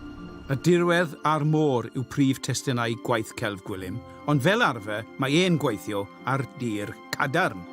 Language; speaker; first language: Welsh; native; Welsh